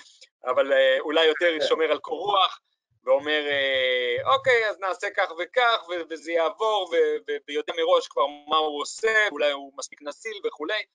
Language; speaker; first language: Hebrew; native; Hebrew